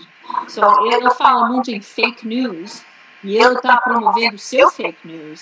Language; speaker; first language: Portuguese; early bilingual, heritage; Portuguese